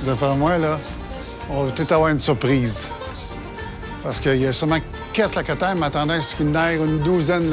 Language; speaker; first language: French; native; French